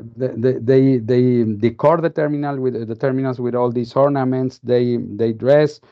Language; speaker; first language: English; non-native, fluent; Spanish